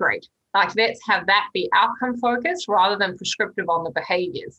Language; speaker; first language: English; native; English